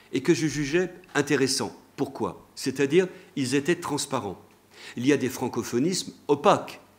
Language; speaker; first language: French; native; French